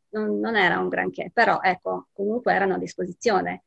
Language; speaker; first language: Italian; non-native, fluent; Bosnian